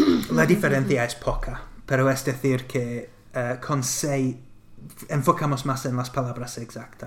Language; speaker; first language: Spanish; non-native, fluent; English